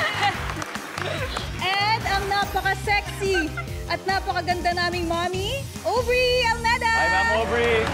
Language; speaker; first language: Filipino; native; Filipino